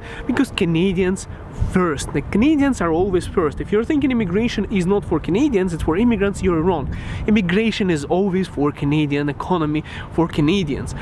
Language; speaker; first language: English; non-native, local second language; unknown